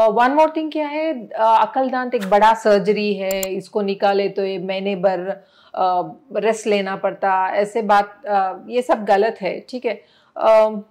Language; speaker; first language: Hindi; non-native, local second language; Telugu